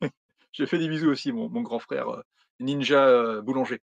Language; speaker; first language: French; native; French